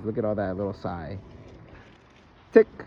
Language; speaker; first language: English; native; English